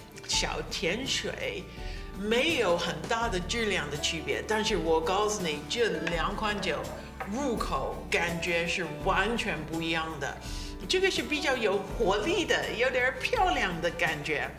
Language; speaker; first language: Chinese; non-native, fluent; English